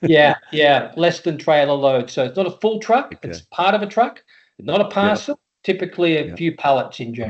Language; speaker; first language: English; native; English